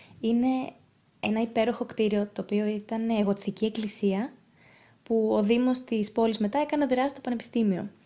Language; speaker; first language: Greek; early bilingual, heritage; Greek